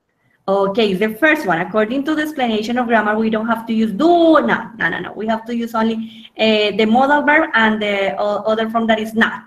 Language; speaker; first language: English; non-native, learner; Spanish